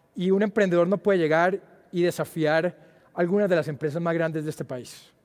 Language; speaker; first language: Spanish; native; Spanish